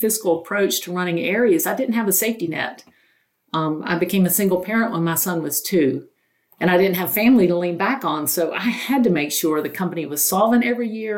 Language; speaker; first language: English; native; English